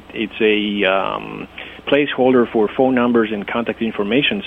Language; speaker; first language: English; non-native, fluent; Greek